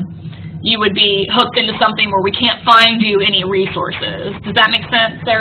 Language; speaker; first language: English; native; English